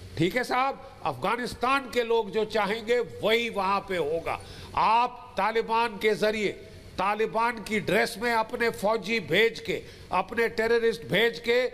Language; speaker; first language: Hindi; native; Hindi